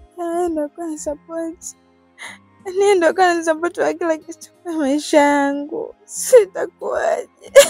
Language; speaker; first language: Swahili; native; Swahili